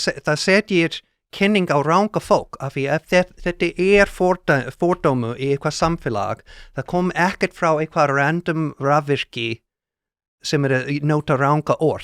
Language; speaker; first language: Icelandic; non-native, learner; English